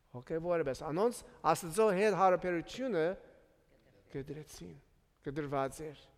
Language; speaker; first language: Armenian; early bilingual, heritage; Armenian